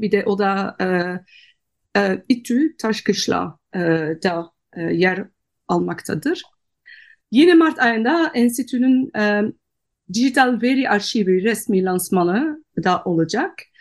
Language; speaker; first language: Turkish; non-native, fluent; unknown